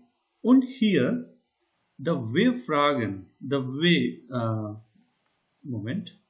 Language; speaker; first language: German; non-native, learner; Hindi